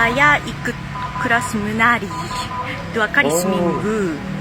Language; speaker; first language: Indonesian; non-native, learner; Japanese